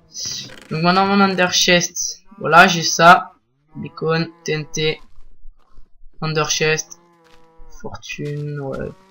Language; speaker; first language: French; native; French